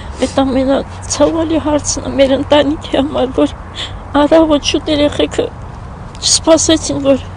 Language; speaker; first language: Armenian; native; Armenian